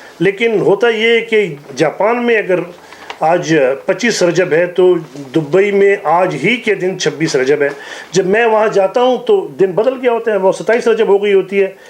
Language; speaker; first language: Urdu; native; Urdu